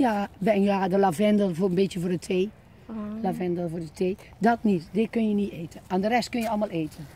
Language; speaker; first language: Dutch; native; Dutch